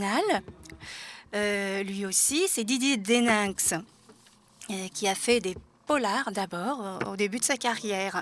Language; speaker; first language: French; non-native, fluent; Japanese